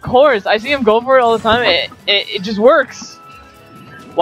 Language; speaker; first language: English; native; English